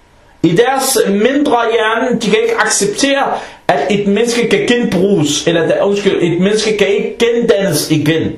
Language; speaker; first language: Danish; non-native, fluent; Arabic